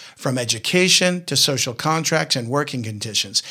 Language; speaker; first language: English; native; English